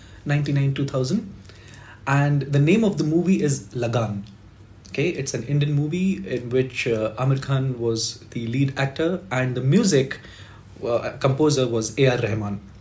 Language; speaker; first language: English; non-native, local second language; Marathi